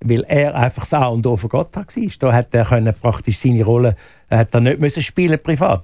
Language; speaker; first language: German; native; German